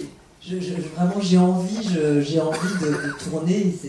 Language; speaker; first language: French; native; French